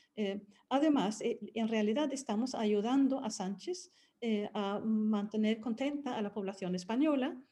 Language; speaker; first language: Spanish; non-native, fluent; Swedish